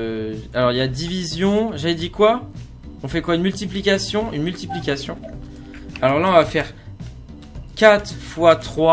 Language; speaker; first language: French; native; French